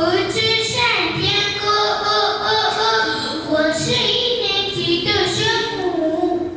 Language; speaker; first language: Chinese; non-native, learner; Mongolian